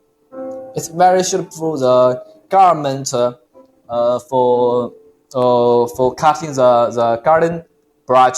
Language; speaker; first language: English; non-native, learner; Chinese